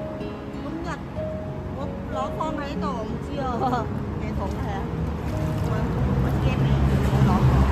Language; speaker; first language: Cantonese; non-native, learner; Thai